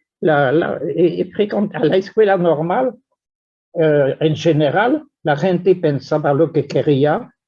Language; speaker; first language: Spanish; non-native, fluent; French